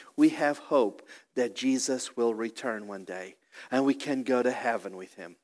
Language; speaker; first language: English; non-native, fluent; Portuguese